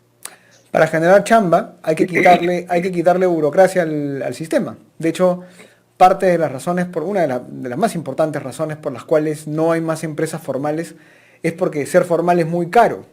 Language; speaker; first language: Spanish; native; Spanish